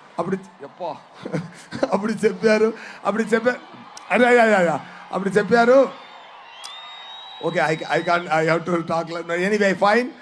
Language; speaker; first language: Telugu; non-native, learner; Tamil